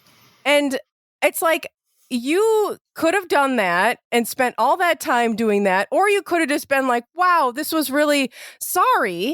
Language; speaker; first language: English; native; English